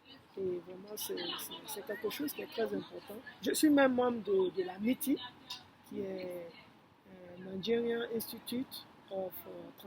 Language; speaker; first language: French; non-native, fluent; Yoruba